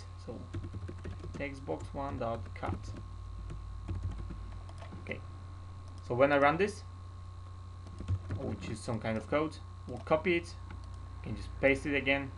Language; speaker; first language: English; non-native, fluent; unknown